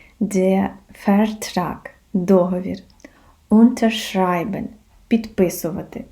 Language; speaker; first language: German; non-native, fluent; Ukrainian